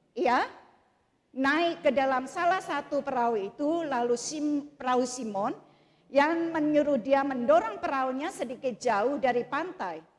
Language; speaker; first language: Indonesian; native; Indonesian